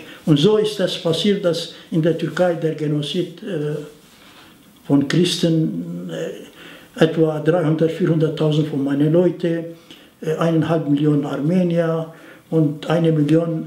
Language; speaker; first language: German; non-native, fluent; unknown